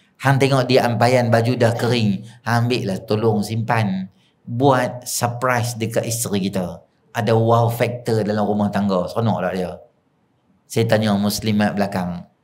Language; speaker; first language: Malay; native; Malay